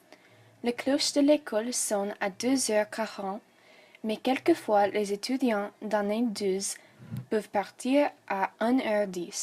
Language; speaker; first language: French; non-native, learner; English